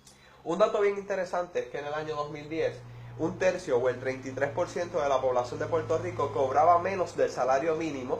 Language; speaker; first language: Spanish; native; Spanish